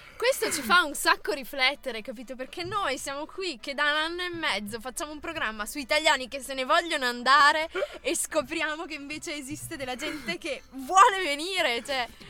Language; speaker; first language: Italian; native; Italian